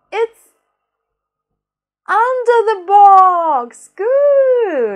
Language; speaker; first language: English; non-native, fluent; Russian